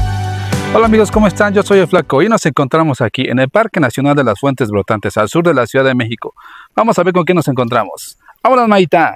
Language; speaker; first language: Spanish; native; Spanish